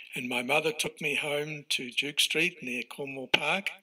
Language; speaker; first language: English; native; English